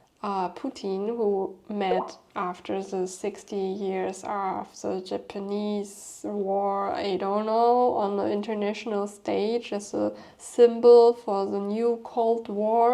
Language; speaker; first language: English; non-native, fluent; German